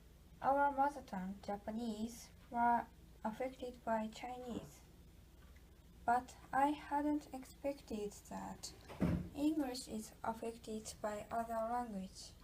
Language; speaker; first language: English; non-native, learner; Japanese